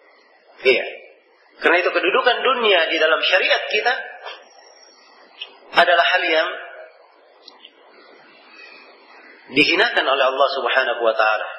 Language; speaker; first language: Indonesian; native; Indonesian